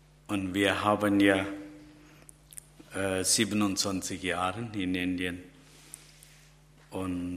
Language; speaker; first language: German; non-native, learner; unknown